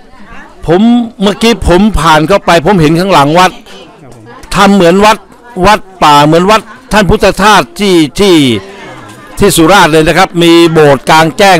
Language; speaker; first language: Thai; native; Thai